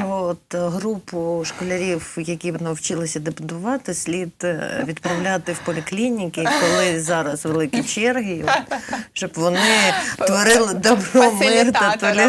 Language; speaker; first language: Ukrainian; native; Ukrainian